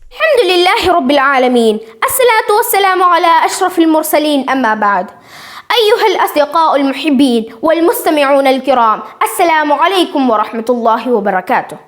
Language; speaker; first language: Arabic; non-native, learner; Malayalam